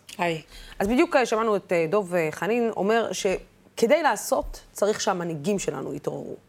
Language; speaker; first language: Hebrew; non-native, local second language; Arabic